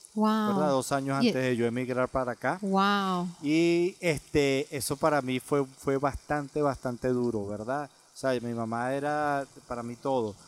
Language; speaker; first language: Spanish; native; Spanish